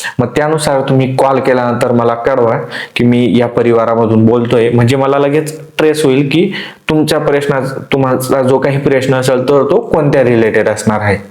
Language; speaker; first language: Marathi; native; Marathi